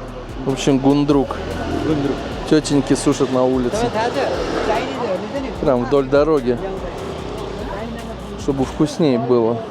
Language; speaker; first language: Russian; native; Russian